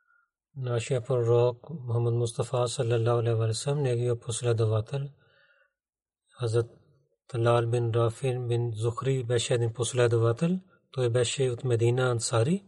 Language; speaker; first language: Bulgarian; non-native, learner; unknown